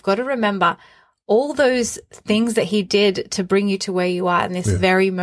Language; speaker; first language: English; native; English